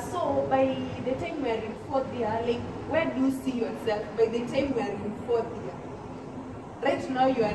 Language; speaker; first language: English; non-native, local second language; Swahili